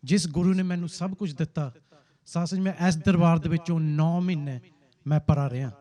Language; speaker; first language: Punjabi; early bilingual, heritage; Punjabi